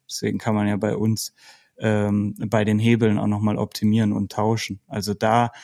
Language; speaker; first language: German; native; German